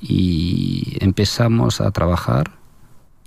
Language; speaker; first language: Spanish; non-native, fluent; French